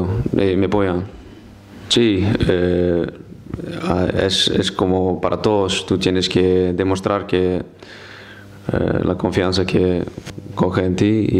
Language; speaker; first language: Spanish; non-native, fluent; Icelandic